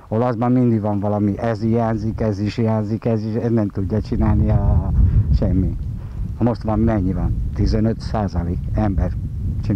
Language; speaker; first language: Hungarian; non-native, learner; Italian